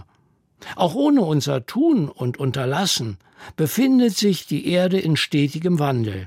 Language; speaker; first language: German; native; German